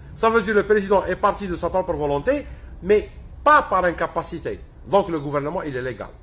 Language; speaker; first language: French; non-native, local second language; Arabic